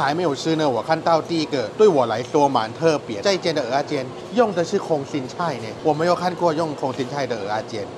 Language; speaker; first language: Chinese; non-native, fluent; Thai